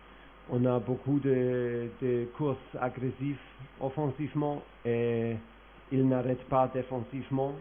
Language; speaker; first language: French; non-native, fluent; German